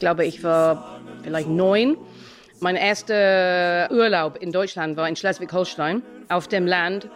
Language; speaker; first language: German; non-native, fluent; English